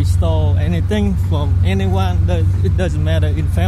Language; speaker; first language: English; non-native, learner; Vietnamese